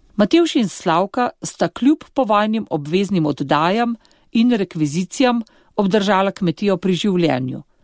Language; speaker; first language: Slovenian; native; Slovenian